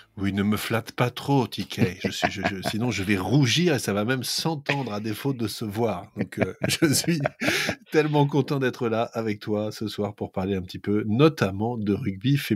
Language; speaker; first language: French; native; French